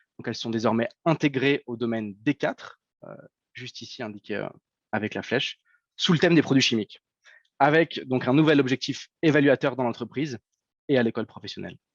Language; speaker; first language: French; native; French